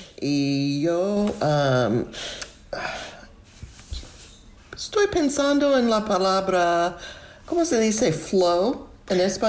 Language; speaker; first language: Spanish; non-native, fluent; English